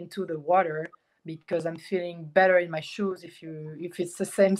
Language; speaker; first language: English; non-native, fluent; French